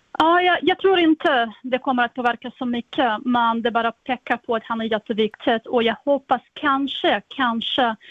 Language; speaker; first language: Swedish; non-native, fluent; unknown